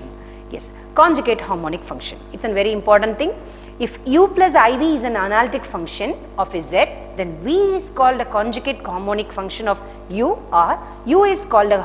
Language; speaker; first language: English; non-native, local second language; Tamil